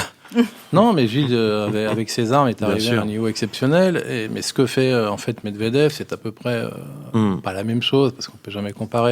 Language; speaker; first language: French; native; French